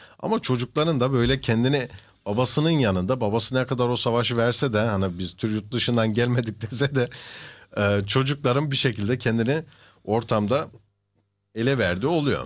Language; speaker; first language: Turkish; native; Turkish